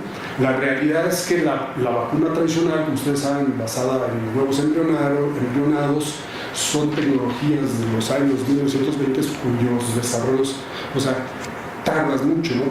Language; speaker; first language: Spanish; native; Spanish